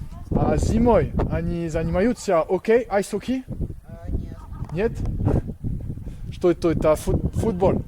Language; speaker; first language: Russian; non-native, learner; French